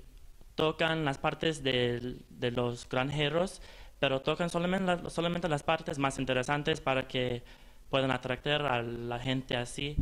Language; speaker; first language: Spanish; non-native, fluent; English